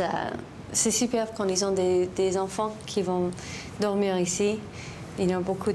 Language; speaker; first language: French; non-native, learner; English